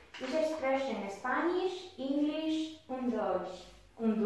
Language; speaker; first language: German; non-native, learner; Spanish